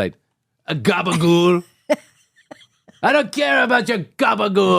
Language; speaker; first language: English; native; English